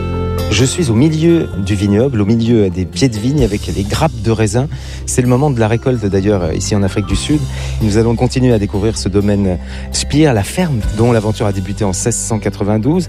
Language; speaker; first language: French; native; French